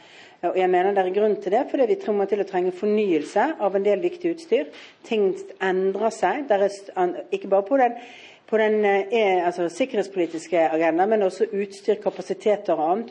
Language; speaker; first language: Norwegian; native; Norwegian